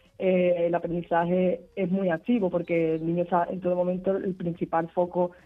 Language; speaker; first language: Spanish; native; Spanish